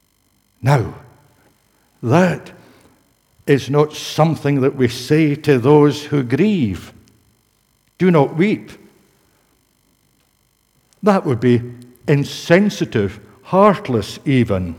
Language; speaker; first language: English; native; English